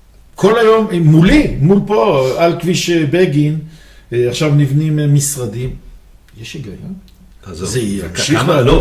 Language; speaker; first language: Hebrew; native; Hebrew